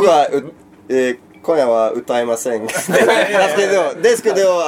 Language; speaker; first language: Japanese; non-native, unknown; Swedish